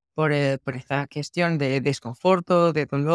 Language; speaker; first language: Spanish; non-native, fluent; Portuguese